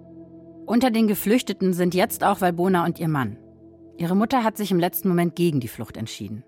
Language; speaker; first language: German; native; German